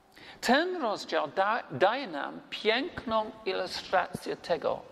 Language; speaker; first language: Polish; non-native, learner; English